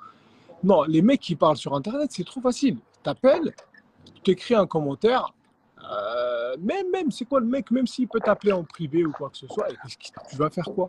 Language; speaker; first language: French; native; French